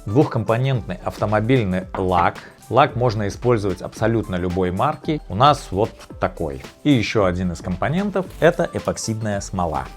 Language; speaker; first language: Russian; native; Russian